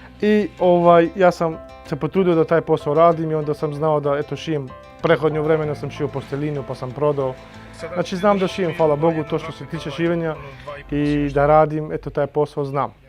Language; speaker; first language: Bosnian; non-native, local second language; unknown